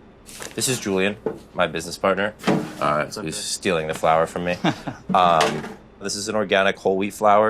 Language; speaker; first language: English; native; English